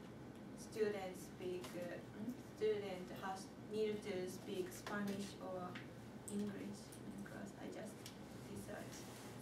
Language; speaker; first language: English; non-native, learner; Japanese